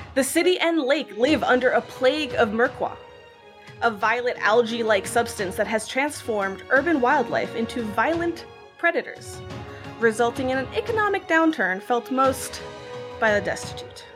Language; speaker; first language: English; non-native, fluent; Hebrew